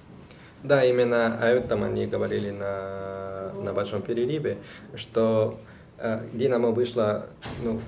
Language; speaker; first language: Russian; non-native, fluent; Spanish